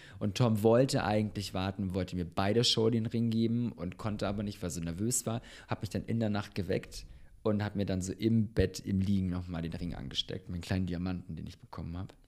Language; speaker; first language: German; early bilingual, other home language; Bosnian